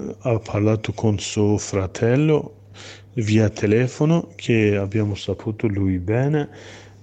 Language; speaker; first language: Italian; non-native, learner; Kurdish